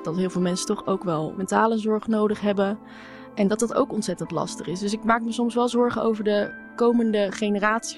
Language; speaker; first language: Dutch; native; Dutch